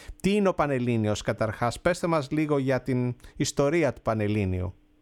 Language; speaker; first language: Greek; native; Greek